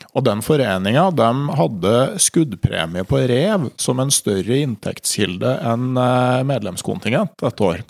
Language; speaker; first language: Norwegian; native; Norwegian